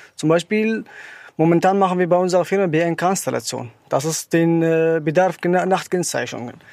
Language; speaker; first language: German; non-native, learner; Arabic